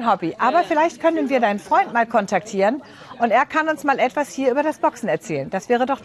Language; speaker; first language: German; native; German